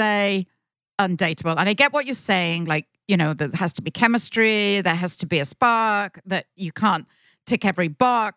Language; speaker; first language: English; native; English